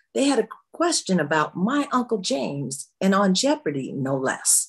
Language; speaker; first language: English; native; English